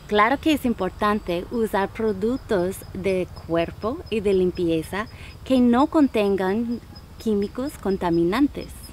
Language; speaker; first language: Spanish; non-native, learner; English